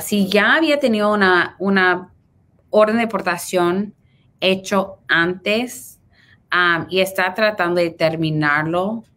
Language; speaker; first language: Spanish; early bilingual, heritage; Spanish